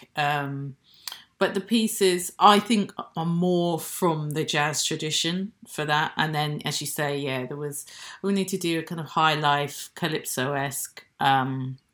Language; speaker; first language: English; native; English